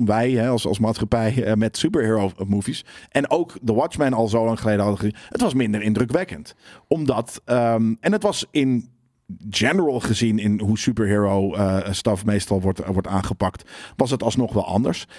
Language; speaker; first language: Dutch; native; Dutch